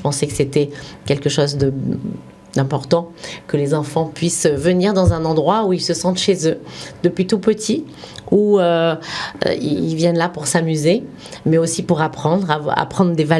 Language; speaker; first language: French; native; French